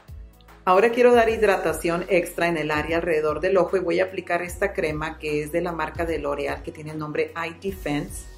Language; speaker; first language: Spanish; native; Spanish